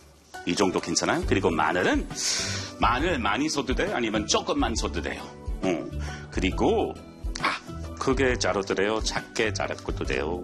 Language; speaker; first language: Korean; non-native, fluent; English